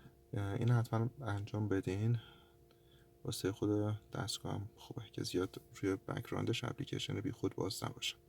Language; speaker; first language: Persian; native; Persian